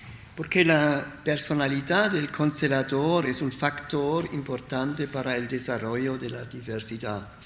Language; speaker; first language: Spanish; non-native, learner; German